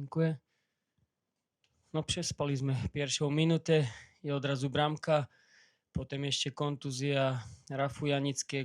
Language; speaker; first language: Polish; non-native, learner; Slovak